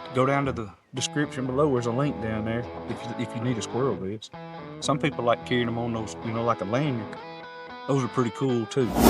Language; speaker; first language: English; native; English